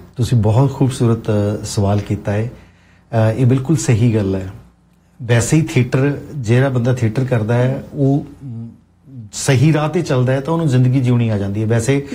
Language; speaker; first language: Punjabi; non-native, local second language; Hindi